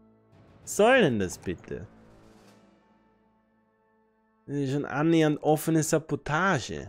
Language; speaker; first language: German; native; German